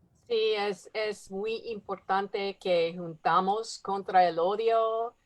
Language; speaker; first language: Spanish; non-native, learner; English